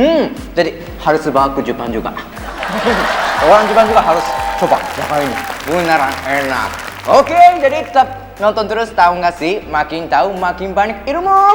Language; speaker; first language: Indonesian; non-native, fluent; Japanese